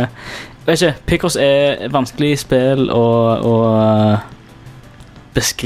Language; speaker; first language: Norwegian; native; Norwegian